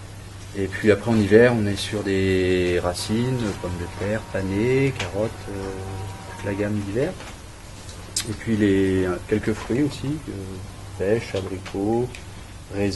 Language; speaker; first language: French; native; French